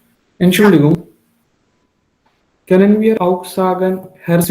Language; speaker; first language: German; non-native, fluent; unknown